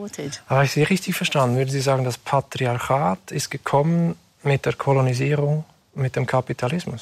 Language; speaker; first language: German; native; German